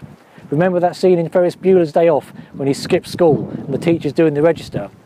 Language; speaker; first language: English; native; English